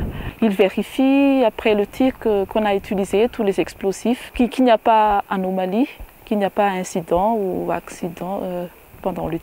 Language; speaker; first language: French; non-native, local second language; Malagasy